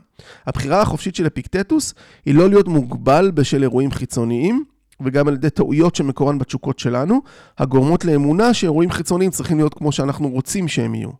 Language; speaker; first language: Hebrew; native; Hebrew